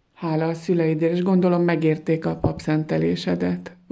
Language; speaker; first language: Hungarian; native; Hungarian